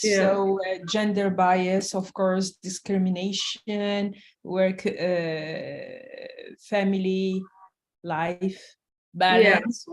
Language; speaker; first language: English; non-native, fluent; French